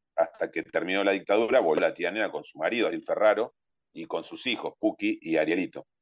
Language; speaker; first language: Spanish; native; Spanish